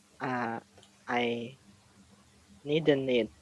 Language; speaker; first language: English; non-native, learner; Indonesian